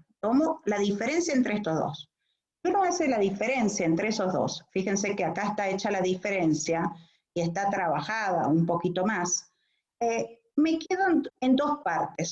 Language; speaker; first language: Spanish; native; Spanish